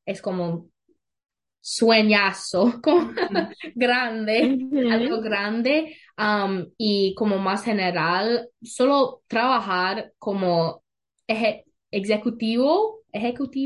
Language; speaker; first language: Spanish; non-native, learner; English